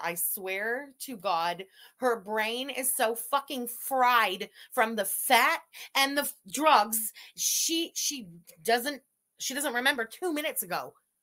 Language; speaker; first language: English; early bilingual, other home language; French